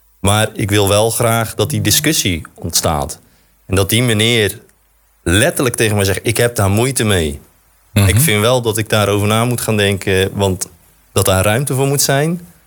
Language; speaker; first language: Dutch; native; Dutch